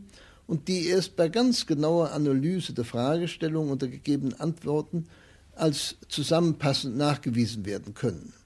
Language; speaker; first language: German; native; German